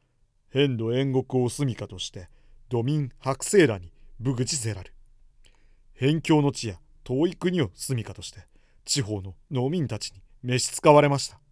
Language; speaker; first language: Japanese; native; Japanese